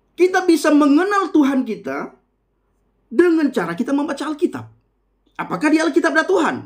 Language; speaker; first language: Indonesian; non-native, local second language; Achinese